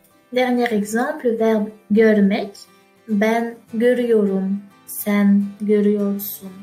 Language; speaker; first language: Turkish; non-native, fluent; French